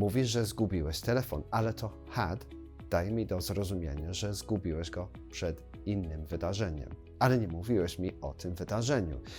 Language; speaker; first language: Polish; non-native, fluent; English